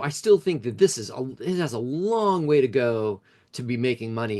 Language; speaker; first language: English; native; English